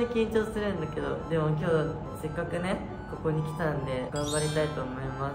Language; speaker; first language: Japanese; native; Japanese